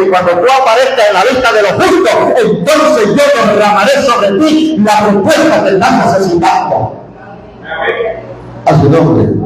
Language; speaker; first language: Spanish; native; Spanish